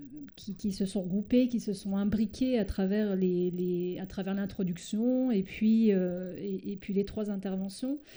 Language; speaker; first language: French; native; French